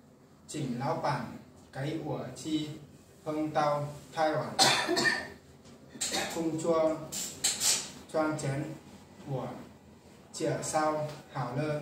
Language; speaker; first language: Chinese; non-native, learner; Vietnamese